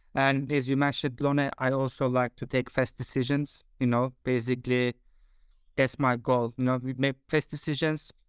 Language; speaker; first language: English; non-native, fluent; Turkish